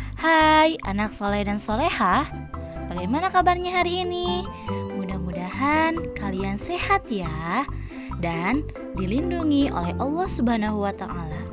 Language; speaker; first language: Indonesian; native; Indonesian